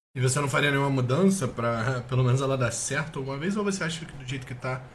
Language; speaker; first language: Portuguese; native; Portuguese